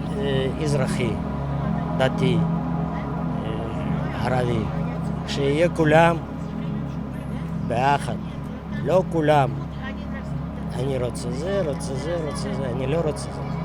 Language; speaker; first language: Hebrew; non-native, learner; Russian